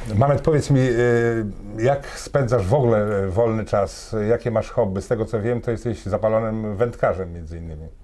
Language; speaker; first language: Polish; native; Polish